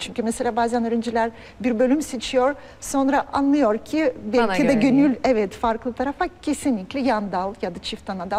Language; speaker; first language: Turkish; non-native, fluent; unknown